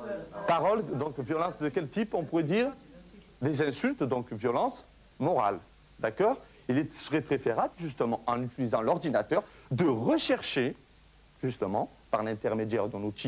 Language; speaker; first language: French; native; French